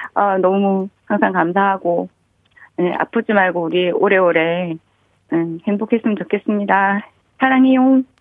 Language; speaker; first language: Korean; native; Korean